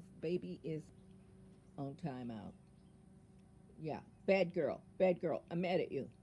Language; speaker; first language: English; native; English